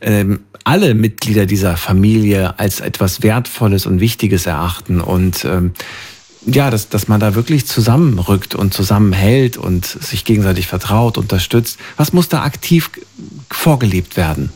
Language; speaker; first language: German; native; German